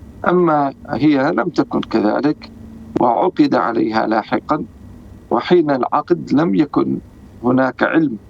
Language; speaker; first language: Arabic; native; Arabic